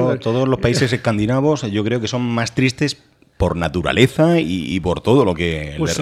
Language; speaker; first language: Spanish; native; Spanish